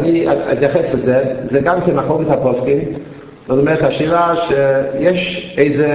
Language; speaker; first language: Hebrew; non-native, fluent; English